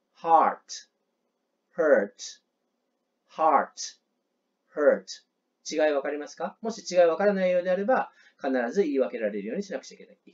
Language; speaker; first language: Japanese; native; Japanese